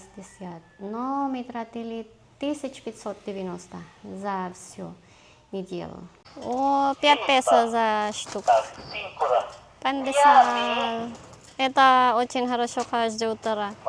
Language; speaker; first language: Russian; non-native, learner; Filipino